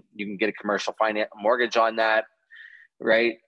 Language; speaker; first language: English; native; English